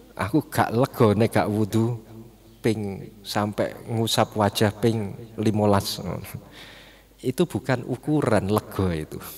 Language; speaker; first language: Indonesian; non-native, local second language; Javanese